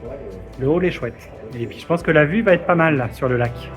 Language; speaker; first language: French; native; French